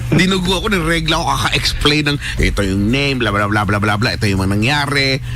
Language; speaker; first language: Filipino; native; Filipino